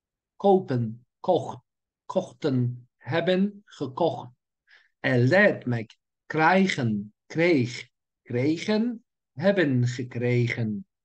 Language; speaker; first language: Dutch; non-native, learner; Turkish